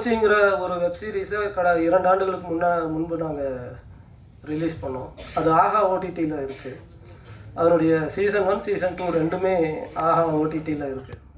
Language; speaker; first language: Tamil; native; Tamil